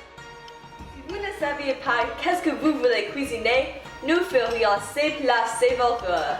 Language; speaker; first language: French; non-native, learner; English